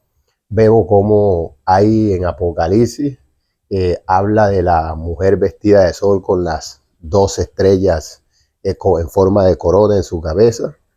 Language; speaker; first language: Spanish; native; Spanish